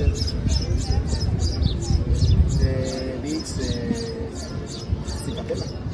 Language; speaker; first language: English; non-native, learner; Spanish